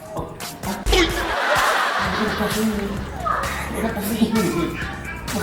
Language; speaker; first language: Indonesian; non-native, fluent; Japanese